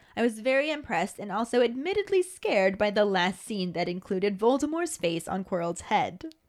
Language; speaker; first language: English; native; English